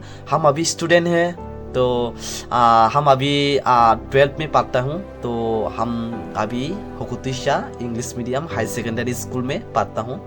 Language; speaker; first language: Hindi; non-native, local second language; Kok Borok